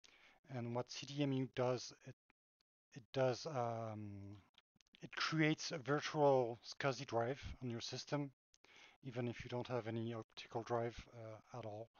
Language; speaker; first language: English; non-native, fluent; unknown